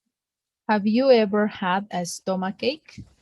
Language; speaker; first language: English; non-native, fluent; Spanish